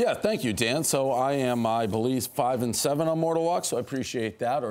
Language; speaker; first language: English; native; English